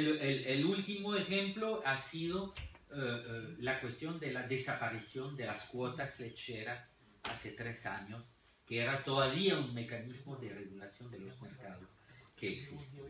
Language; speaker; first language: Spanish; non-native, fluent; French